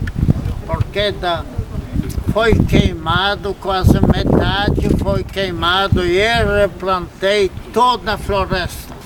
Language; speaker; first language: Portuguese; non-native, fluent; Polish